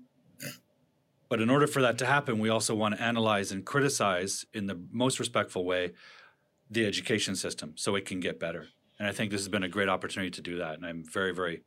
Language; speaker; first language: English; native; English